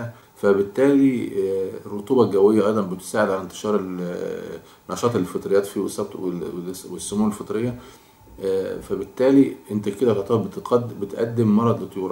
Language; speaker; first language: Arabic; native; Arabic